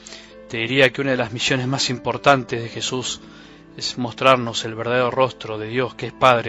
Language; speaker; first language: Spanish; native; Spanish